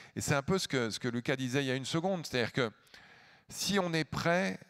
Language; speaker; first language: French; native; French